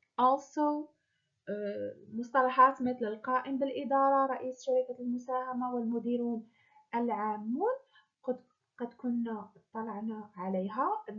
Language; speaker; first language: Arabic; native; Arabic